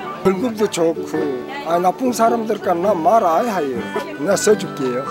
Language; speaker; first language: Korean; early bilingual, heritage; Russian